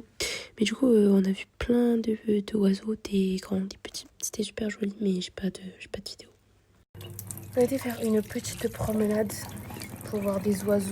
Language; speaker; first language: French; native; French